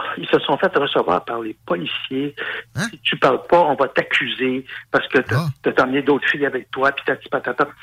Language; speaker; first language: French; native; French